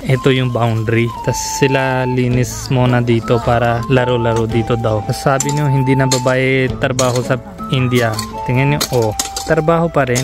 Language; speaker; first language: Filipino; non-native, learner; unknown